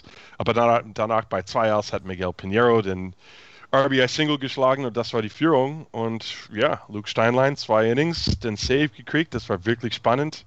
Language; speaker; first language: German; non-native, fluent; English